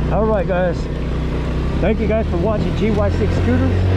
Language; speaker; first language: English; native; English